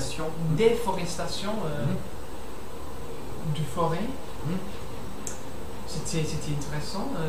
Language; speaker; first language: French; non-native, learner; English